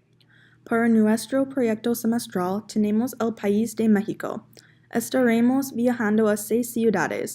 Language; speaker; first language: Spanish; non-native, learner; English